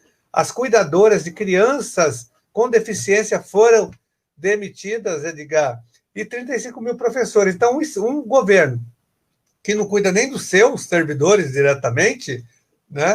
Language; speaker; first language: Portuguese; native; Portuguese